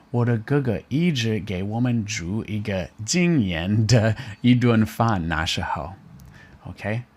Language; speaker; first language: Chinese; non-native, fluent; English